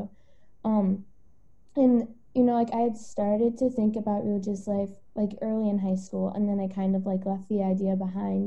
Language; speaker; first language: English; native; English